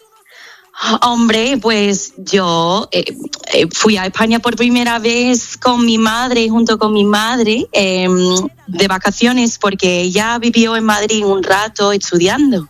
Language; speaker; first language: Spanish; non-native, fluent; English